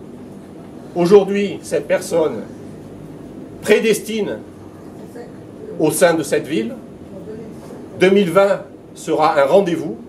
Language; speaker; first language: French; native; French